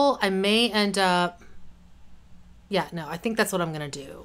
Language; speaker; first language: English; native; English